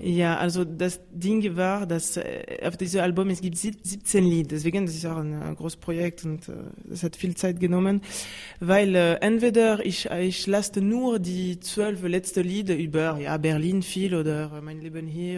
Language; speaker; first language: German; non-native, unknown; French